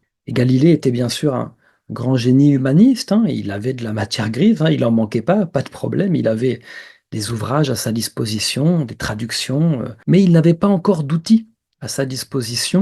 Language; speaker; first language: French; native; French